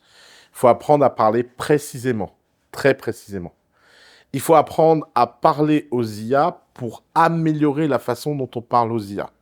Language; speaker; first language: French; native; French